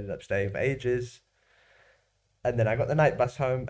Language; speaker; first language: English; native; English